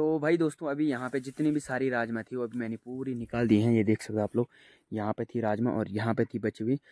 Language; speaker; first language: Hindi; native; Hindi